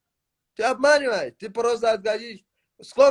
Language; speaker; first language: Russian; non-native, learner; Tajik